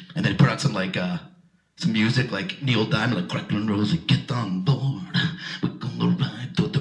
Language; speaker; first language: English; native; English